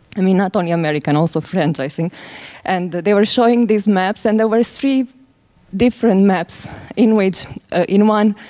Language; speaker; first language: English; non-native, fluent; Romanian